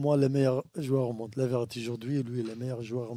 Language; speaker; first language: French; non-native, learner; Arabic